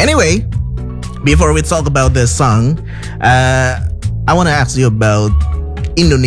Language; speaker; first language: English; non-native, fluent; Indonesian